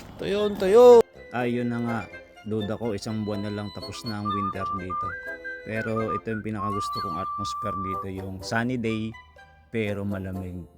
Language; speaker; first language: Filipino; native; Filipino